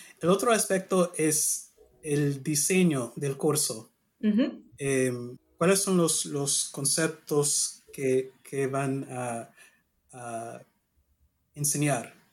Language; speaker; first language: Spanish; non-native, learner; English